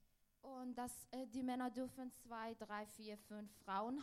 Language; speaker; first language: German; non-native, learner; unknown